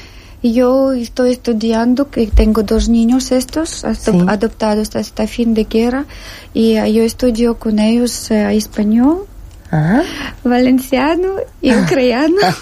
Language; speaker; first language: Spanish; non-native, learner; Ukrainian